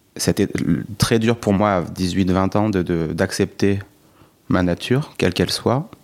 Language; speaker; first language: French; native; French